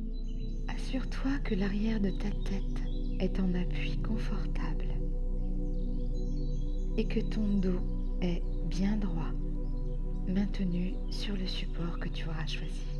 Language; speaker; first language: French; native; French